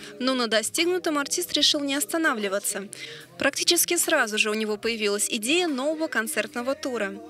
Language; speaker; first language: Russian; native; Russian